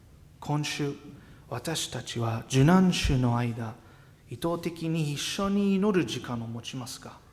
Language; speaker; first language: Japanese; non-native, fluent; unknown